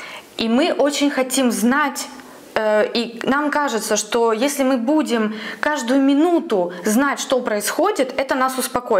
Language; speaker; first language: Russian; native; Russian